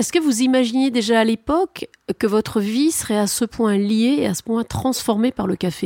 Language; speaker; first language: French; native; French